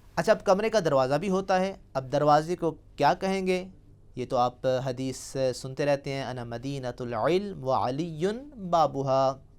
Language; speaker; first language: Urdu; non-native, local second language; Punjabi